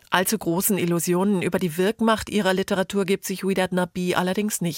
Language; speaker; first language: German; native; German